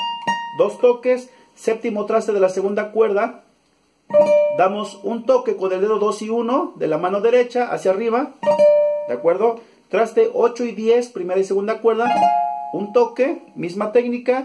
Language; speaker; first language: Spanish; native; Spanish